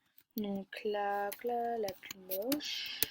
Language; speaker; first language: French; native; French